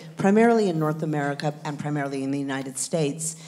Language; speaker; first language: English; native; English